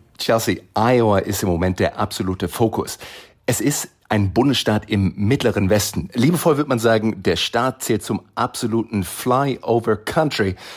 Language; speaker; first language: German; native; German